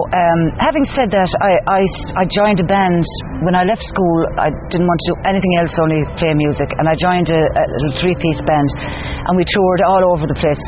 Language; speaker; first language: English; native; English